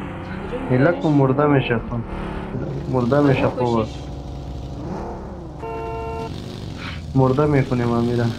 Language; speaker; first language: Persian; non-native, learner; Urdu